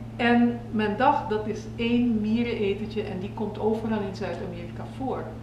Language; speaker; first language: Dutch; native; Dutch